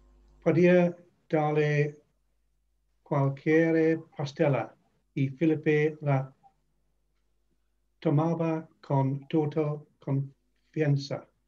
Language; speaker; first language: Spanish; non-native, fluent; English